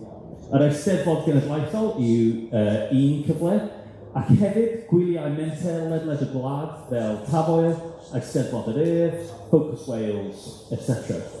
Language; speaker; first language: Welsh; non-native, fluent; English